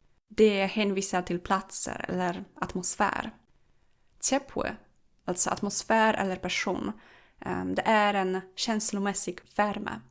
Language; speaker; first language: Swedish; non-native, fluent; Polish